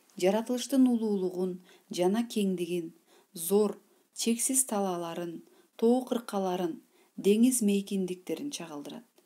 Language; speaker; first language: Kyrgyz; non-native, local second language; Uzbek